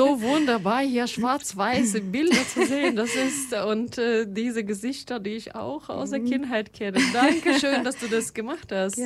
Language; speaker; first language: German; non-native, fluent; Russian